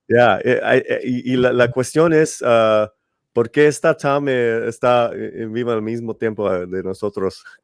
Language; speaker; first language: Spanish; early bilingual, heritage; English